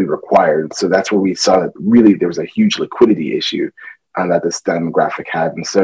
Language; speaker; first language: English; native; English